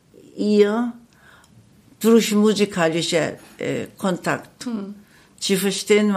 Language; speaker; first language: German; non-native, learner; Korean